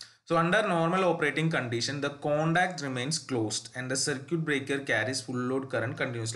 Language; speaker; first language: English; non-native, local second language; Malayalam